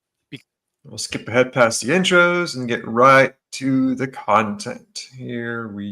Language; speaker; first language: English; native; English